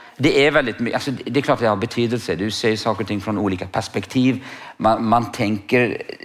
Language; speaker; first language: Swedish; non-native, fluent; Kurdish